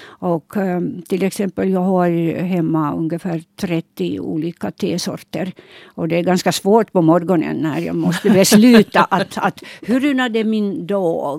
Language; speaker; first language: Swedish; non-native, local second language; Finnish